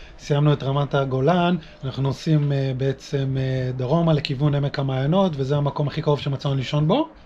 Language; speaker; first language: Hebrew; native; Hebrew